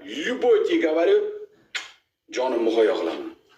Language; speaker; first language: Russian; non-native, learner; Uzbek